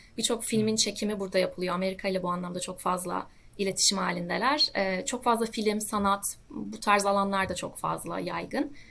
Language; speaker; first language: Turkish; native; Turkish